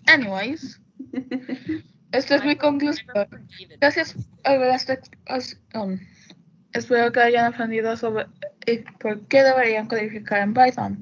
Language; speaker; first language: Spanish; early bilingual, heritage; Spanish